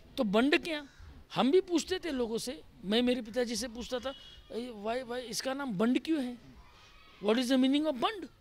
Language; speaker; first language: Hindi; non-native, local second language; Marathi